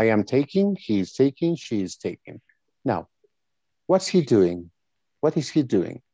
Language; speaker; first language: English; non-native, fluent; Spanish